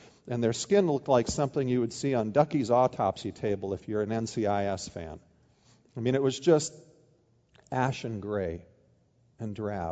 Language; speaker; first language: English; native; English